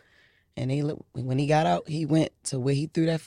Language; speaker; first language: English; native; English